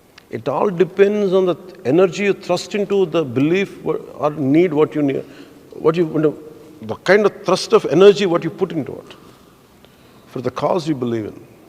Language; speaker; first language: English; non-native, local second language; Telugu